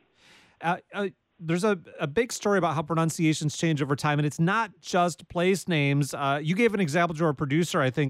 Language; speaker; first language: English; native; English